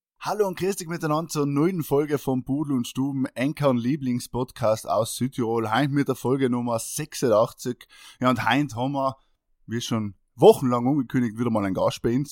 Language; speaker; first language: German; native; German